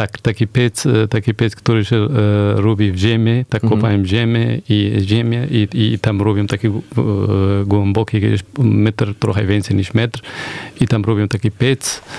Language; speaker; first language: Polish; non-native, fluent; Persian